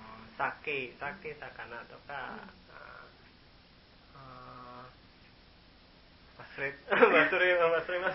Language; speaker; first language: Japanese; non-native, learner; Indonesian